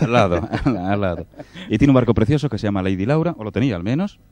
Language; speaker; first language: Spanish; native; Spanish